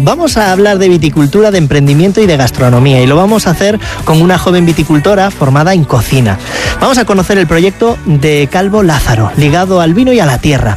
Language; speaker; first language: Spanish; native; Spanish